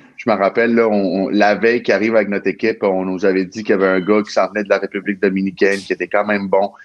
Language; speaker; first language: French; early bilingual, other home language; Spanish